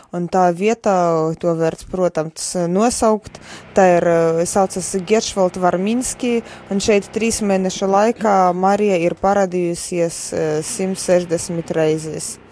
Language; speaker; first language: Latvian; non-native, fluent; Polish